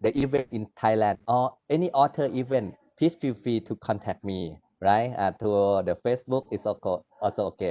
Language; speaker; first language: English; non-native, learner; Thai